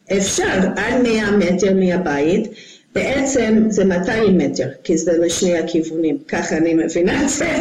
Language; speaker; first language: Hebrew; non-native, fluent; English